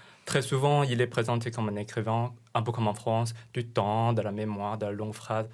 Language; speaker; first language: French; non-native, fluent; Chinese